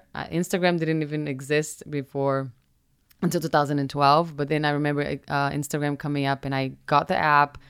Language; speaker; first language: English; non-native, fluent; Portuguese